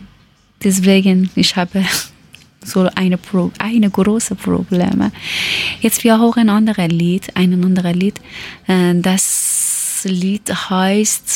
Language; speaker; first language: German; non-native, learner; Persian